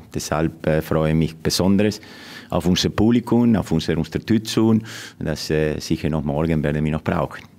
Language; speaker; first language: German; non-native, fluent; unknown